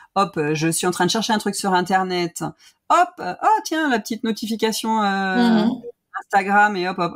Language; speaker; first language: French; native; French